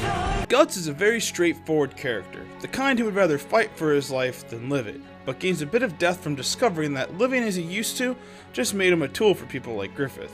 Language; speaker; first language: English; native; English